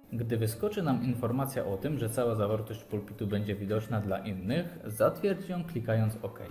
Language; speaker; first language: Polish; native; Polish